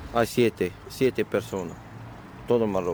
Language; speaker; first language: Spanish; non-native, learner; Arabic